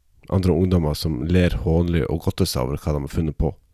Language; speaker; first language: Norwegian; native; Norwegian